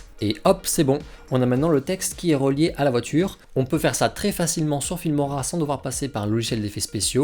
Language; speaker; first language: French; native; French